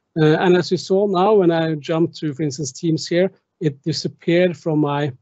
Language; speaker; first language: English; non-native, fluent; German